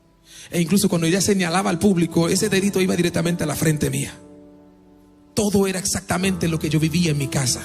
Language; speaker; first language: Spanish; non-native, fluent; Haitian Creole